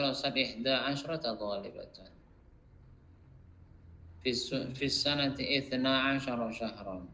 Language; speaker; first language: Arabic; non-native, fluent; Indonesian